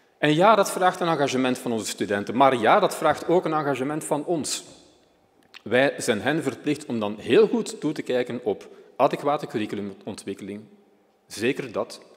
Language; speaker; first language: Dutch; native; Dutch